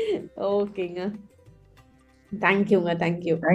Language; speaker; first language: Tamil; native; Tamil